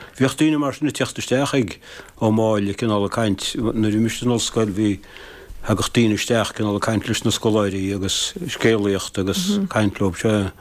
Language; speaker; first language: Irish; native; Irish